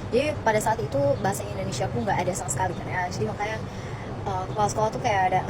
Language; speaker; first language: Indonesian; early bilingual, other home language; Arabic